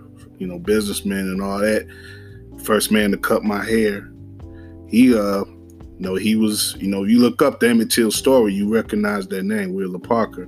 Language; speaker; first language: English; native; English